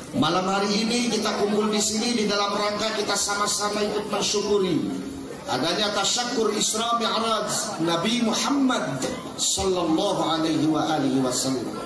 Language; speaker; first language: Indonesian; non-native, local second language; Javanese